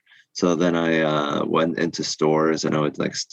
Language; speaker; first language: English; early bilingual, other home language; Korean